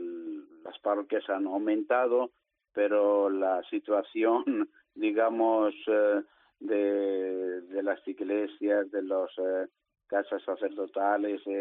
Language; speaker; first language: Spanish; native; Spanish